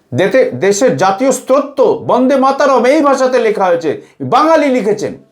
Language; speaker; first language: Bangla; native; Bangla